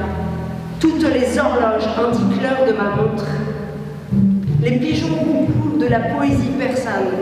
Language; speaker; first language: French; native; French